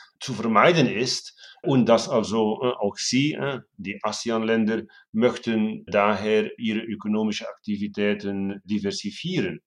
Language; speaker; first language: German; non-native, fluent; Dutch